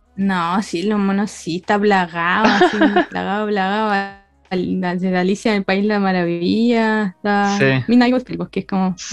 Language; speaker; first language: Spanish; native; Spanish